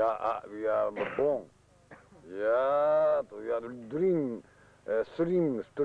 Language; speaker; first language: English; non-native, learner; Japanese